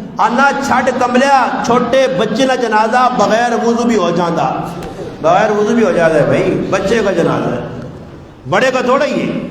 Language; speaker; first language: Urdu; non-native, local second language; Punjabi